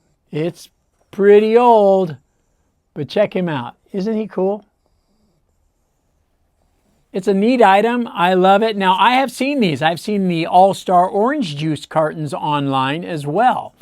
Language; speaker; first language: English; native; English